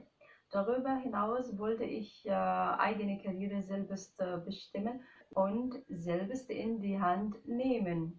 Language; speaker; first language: German; non-native, fluent; Arabic